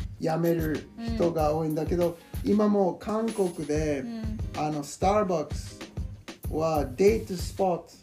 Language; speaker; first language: Japanese; non-native, learner; English